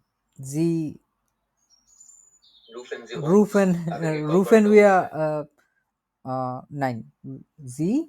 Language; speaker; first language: German; non-native, learner; Bangla